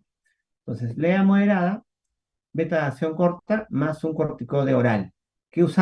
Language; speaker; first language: Spanish; native; Spanish